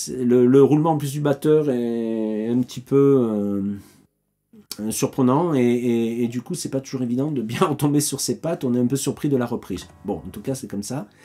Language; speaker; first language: French; native; French